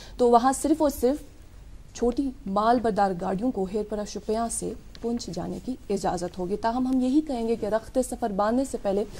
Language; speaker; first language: Hindi; non-native, local second language; Kashmiri